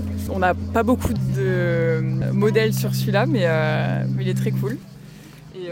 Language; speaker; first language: French; native; French